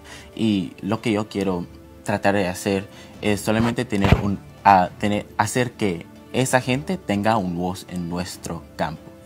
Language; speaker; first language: Spanish; non-native, fluent; English